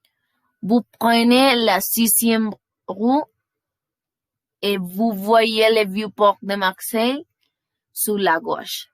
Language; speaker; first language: French; non-native, learner; Spanish